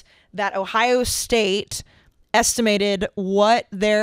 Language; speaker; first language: English; native; English